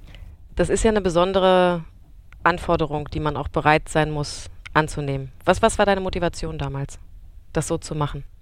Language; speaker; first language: German; native; German